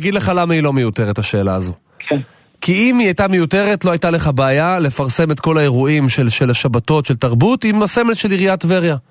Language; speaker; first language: Hebrew; native; Hebrew